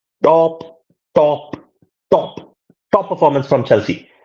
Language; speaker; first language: English; non-native, local second language; Malayalam